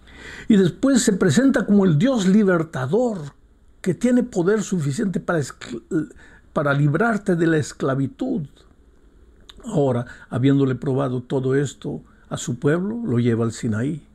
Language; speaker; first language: Spanish; native; Spanish